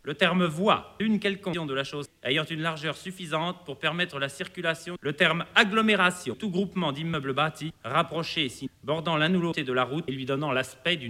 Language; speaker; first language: French; native; French